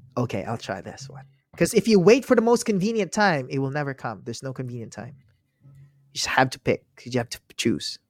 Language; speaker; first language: English; non-native, local second language; Filipino